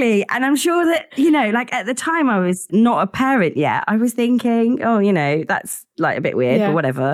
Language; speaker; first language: English; native; English